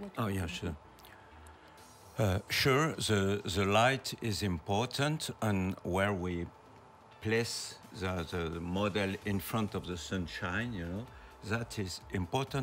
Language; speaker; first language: English; non-native, learner; French